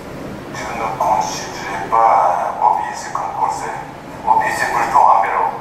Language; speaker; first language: French; non-native, fluent; Japanese